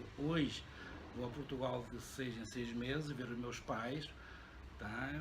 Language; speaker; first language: Portuguese; native; Portuguese